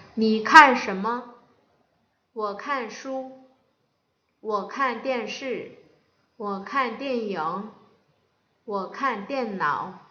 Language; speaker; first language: Chinese; non-native, fluent; Korean